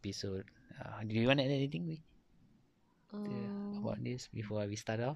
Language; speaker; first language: English; non-native, local second language; Malay